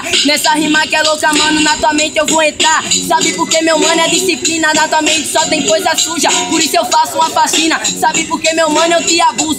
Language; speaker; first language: Portuguese; native; Portuguese